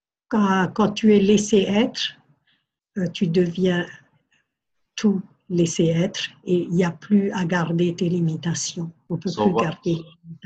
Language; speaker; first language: French; non-native, fluent; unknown